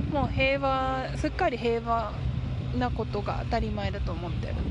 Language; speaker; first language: Japanese; native; Japanese